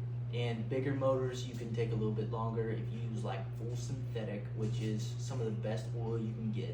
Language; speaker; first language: English; native; English